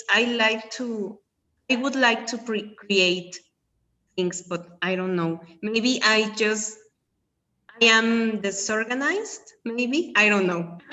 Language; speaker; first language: English; non-native, learner; Spanish